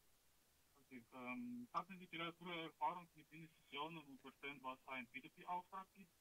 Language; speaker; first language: German; non-native, learner; Russian